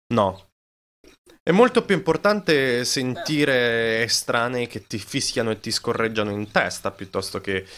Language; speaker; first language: Italian; native; Italian